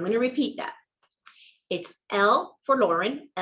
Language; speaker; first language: English; native; English